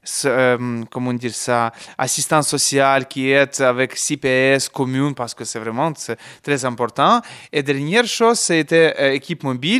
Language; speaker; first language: French; non-native, learner; Ukrainian